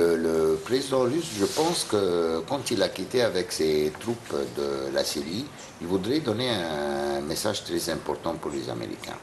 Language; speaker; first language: French; non-native, fluent; Arabic